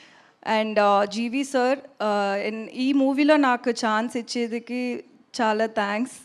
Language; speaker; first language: Telugu; non-native, learner; Tamil